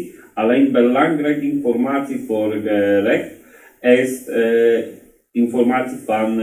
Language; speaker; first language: Dutch; non-native, learner; Polish